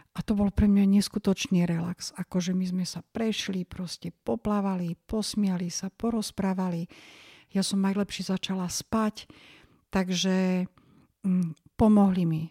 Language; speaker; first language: Slovak; native; Slovak